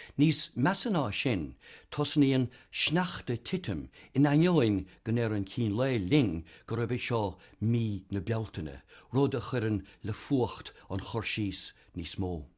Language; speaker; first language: Irish; native; Irish